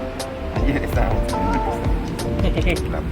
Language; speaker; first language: Spanish; native; Spanish